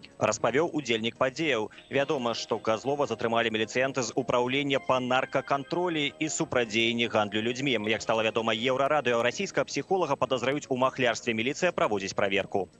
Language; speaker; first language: Belarusian; native; Belarusian